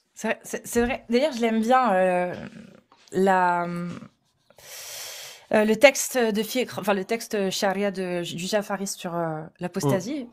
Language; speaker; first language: French; native; French